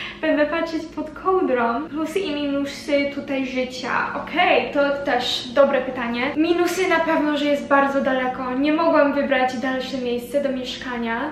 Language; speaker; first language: Polish; early bilingual, heritage; Polish